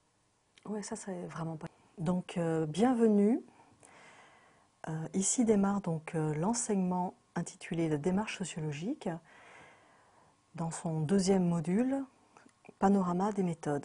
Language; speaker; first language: French; native; French